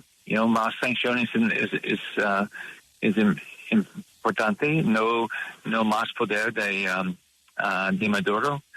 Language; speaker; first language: Spanish; non-native, learner; English